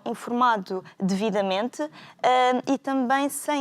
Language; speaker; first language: Portuguese; native; Portuguese